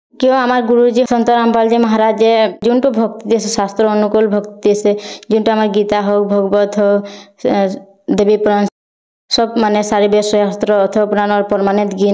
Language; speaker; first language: Assamese; non-native, local second language; Bodo